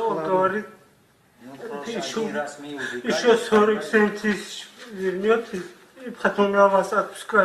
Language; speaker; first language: Russian; non-native, learner; Tajik